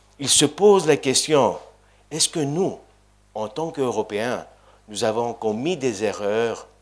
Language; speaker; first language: French; non-native, fluent; Greek